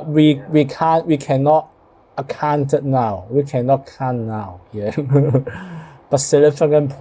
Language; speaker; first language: English; non-native, learner; Cantonese